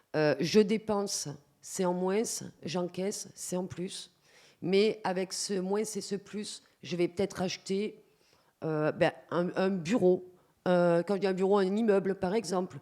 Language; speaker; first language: French; native; French